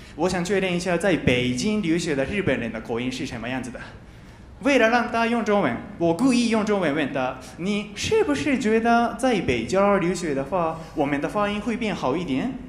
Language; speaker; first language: Chinese; non-native, fluent; Japanese